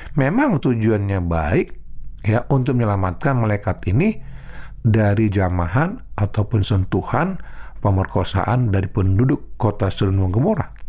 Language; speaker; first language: Indonesian; non-native, local second language; Batak Toba